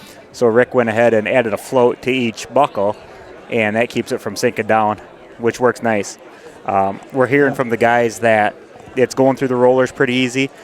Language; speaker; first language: English; native; English